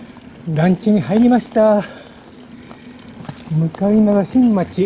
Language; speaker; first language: Japanese; native; Japanese